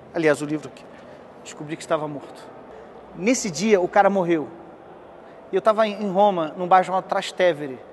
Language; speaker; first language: Portuguese; native; Portuguese